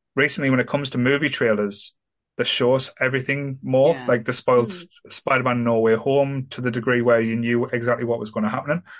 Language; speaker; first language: English; native; English